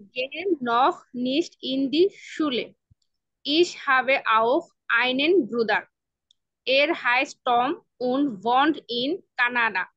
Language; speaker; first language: German; non-native, learner; Bangla